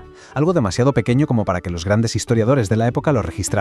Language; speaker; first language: Spanish; native; Spanish